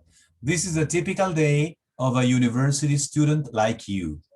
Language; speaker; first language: English; non-native, fluent; Spanish